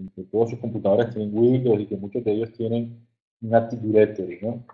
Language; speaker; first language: Spanish; native; Spanish